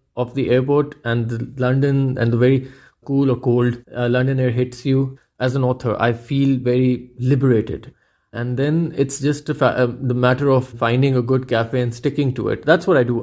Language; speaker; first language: English; non-native, local second language; Urdu